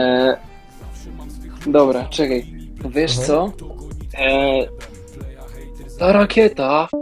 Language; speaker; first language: Polish; native; Polish